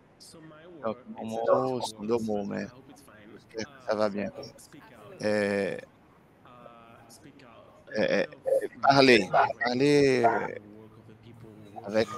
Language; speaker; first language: French; non-native, fluent; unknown